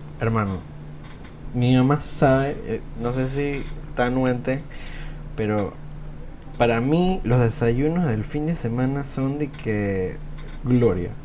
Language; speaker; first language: Spanish; native; Spanish